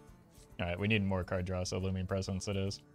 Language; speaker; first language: English; native; English